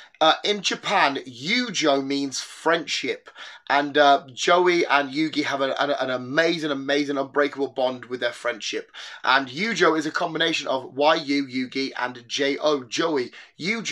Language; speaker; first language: English; native; English